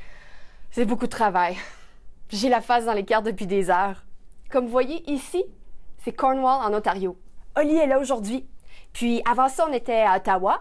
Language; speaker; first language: French; native; French